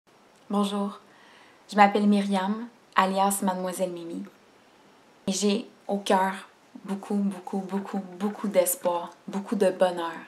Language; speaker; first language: French; native; French